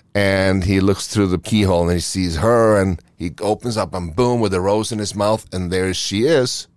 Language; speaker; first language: English; non-native, fluent; Norwegian